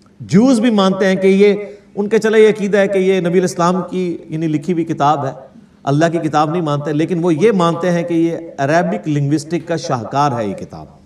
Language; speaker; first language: Urdu; non-native, local second language; Punjabi